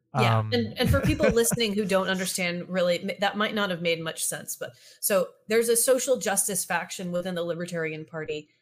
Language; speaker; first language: English; native; English